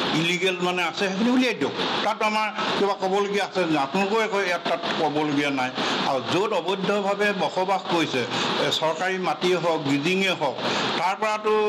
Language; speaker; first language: Assamese; native; Assamese